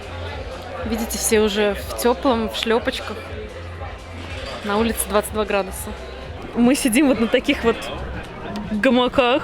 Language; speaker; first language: Russian; native; Russian